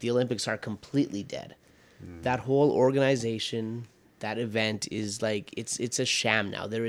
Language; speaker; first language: English; native; English